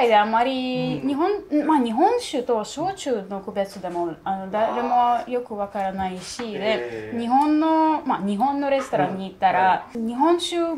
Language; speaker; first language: Japanese; non-native, fluent; Russian